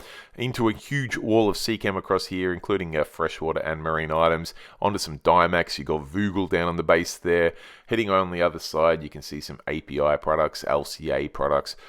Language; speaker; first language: English; native; English